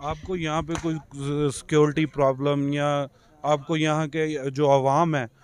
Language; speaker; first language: Urdu; non-native, local second language; Punjabi